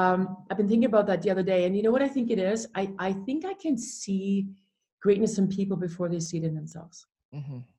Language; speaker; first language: English; non-native, fluent; German